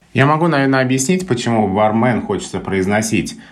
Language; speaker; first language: Russian; native; Russian